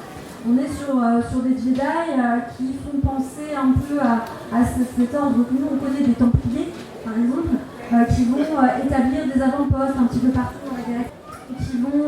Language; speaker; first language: French; native; French